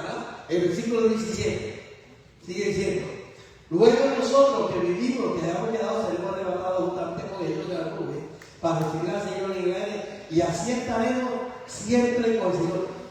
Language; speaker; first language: Spanish; native; Spanish